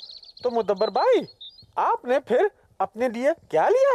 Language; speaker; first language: Hindi; native; Hindi